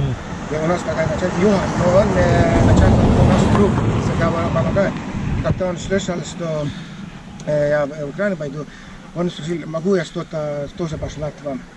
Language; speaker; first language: Russian; non-native, learner; Estonian